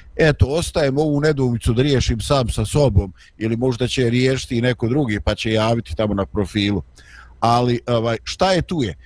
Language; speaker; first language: Bosnian; native; Bosnian